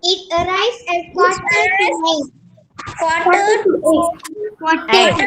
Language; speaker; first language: English; non-native, local second language; Tamil